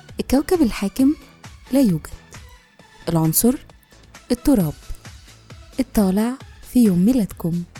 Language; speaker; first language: Arabic; native; Arabic